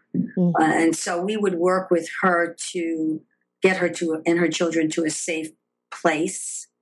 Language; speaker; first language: English; native; English